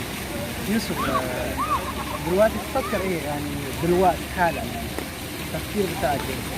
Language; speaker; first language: Arabic; non-native, fluent; Oromo